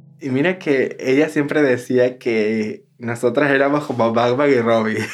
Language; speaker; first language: Spanish; native; Spanish